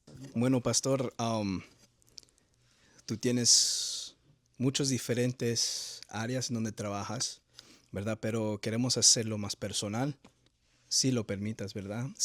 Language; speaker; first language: Spanish; early bilingual, heritage; Spanish